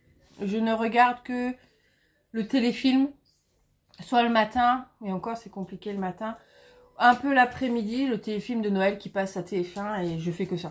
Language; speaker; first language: French; native; French